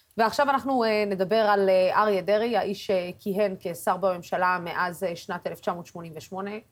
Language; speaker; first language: Hebrew; non-native, local second language; Arabic